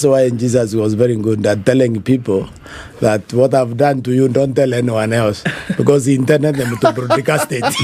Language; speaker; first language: English; non-native, local second language; Meru